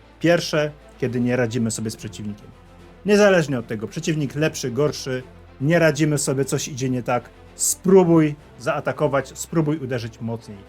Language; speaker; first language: Polish; native; Polish